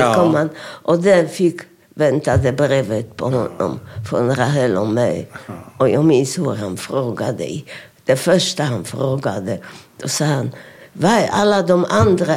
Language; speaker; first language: Swedish; non-native, fluent; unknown